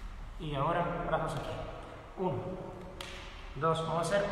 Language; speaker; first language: Spanish; non-native, fluent; Italian